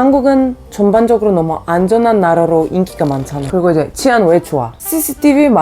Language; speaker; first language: Korean; non-native, fluent; Bulgarian